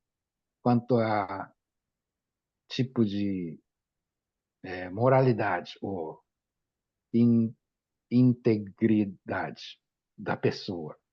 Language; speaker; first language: Portuguese; non-native, fluent; Japanese